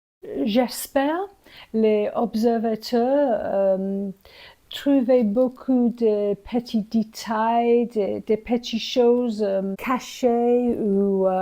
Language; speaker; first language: French; non-native, learner; English